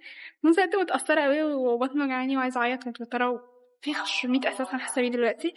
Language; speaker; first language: Arabic; native; Arabic